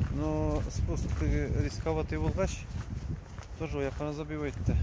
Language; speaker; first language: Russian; non-native, local second language; Tatar